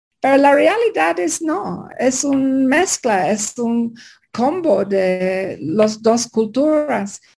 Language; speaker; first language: Spanish; non-native, learner; English